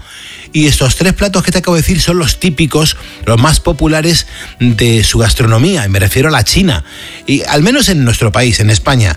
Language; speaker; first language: Spanish; native; Spanish